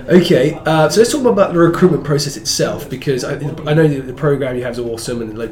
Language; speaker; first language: English; native; English